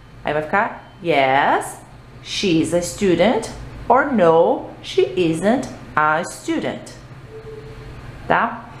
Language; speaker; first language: English; non-native, fluent; Portuguese